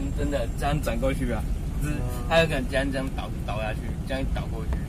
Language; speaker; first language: Chinese; native; Chinese